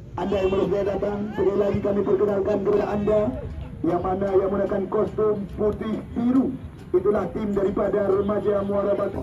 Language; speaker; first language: Indonesian; non-native, local second language; Achinese